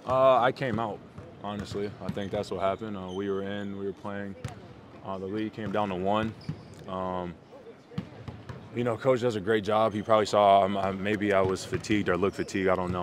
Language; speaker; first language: English; native; English